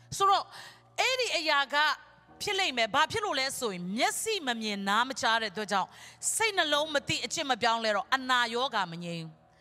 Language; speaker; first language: Burmese; non-native, local second language; Kachin